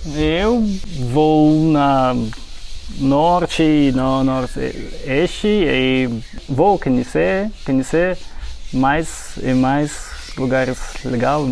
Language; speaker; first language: Portuguese; non-native, learner; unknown